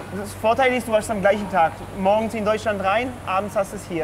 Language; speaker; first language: German; early bilingual, other home language; Polish